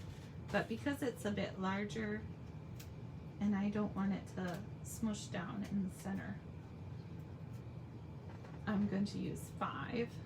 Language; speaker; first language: English; native; English